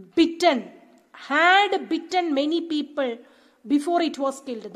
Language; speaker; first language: English; non-native, local second language; Tamil